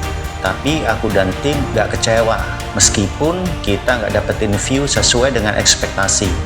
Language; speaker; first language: Indonesian; native; Indonesian